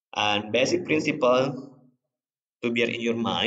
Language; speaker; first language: English; non-native, fluent; Indonesian